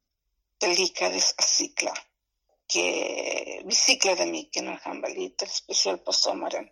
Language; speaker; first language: Swedish; non-native, fluent; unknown